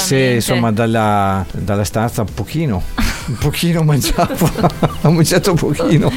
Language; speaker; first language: Italian; native; Italian